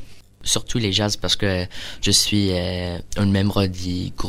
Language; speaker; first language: French; non-native, learner; English